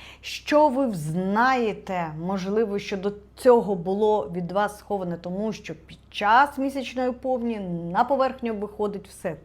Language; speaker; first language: Ukrainian; non-native, local second language; Russian